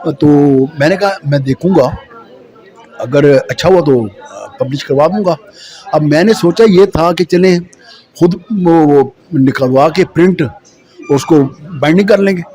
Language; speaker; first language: Urdu; non-native, local second language; Punjabi